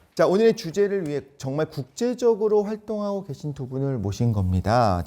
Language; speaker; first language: Korean; native; Korean